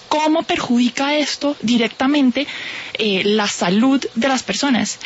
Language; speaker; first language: Spanish; native; Spanish